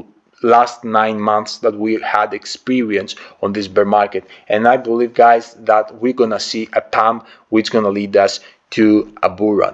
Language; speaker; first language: English; non-native, fluent; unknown